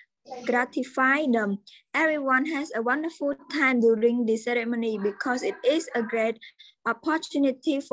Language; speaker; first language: English; non-native, learner; Khmer